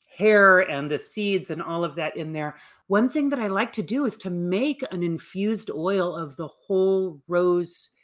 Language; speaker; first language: English; native; English